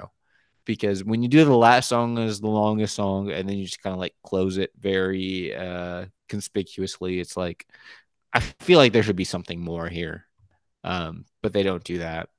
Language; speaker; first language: English; native; English